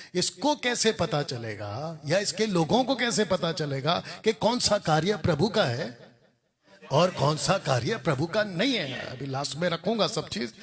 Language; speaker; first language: Hindi; non-native, local second language; Telugu